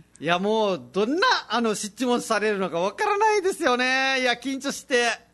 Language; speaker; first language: Japanese; non-native, fluent; Nepali